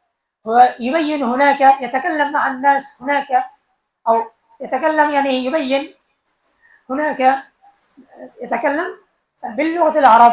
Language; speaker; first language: Arabic; non-native, fluent; Bangla